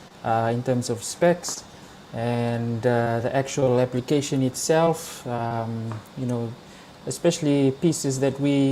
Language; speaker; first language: English; non-native, local second language; Fijian